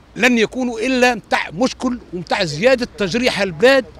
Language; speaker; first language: Arabic; native; Arabic